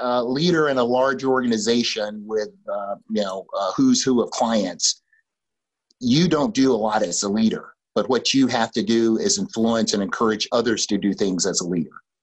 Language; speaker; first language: English; native; English